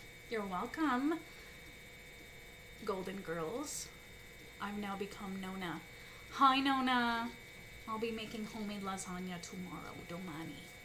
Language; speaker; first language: English; native; English